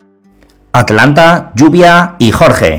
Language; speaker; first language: Spanish; native; Spanish